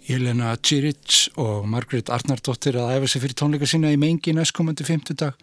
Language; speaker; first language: Icelandic; non-native, fluent; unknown